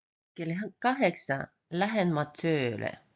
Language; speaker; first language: Estonian; non-native, local second language; Russian